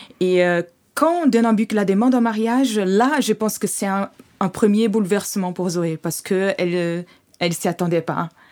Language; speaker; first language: French; non-native, fluent; Portuguese